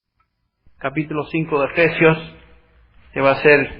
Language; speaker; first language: Spanish; native; Spanish